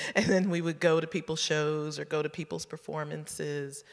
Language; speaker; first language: English; native; English